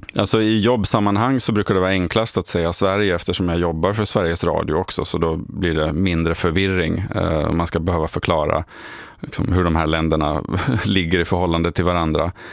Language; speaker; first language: Swedish; native; Swedish